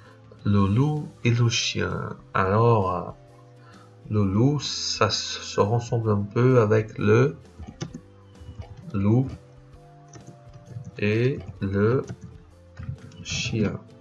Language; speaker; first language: French; non-native, fluent; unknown